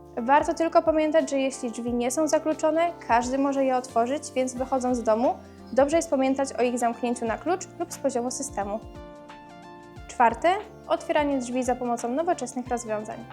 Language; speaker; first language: Polish; native; Polish